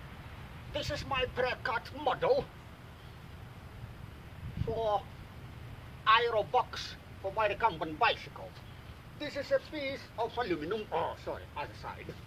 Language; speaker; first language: English; non-native, learner; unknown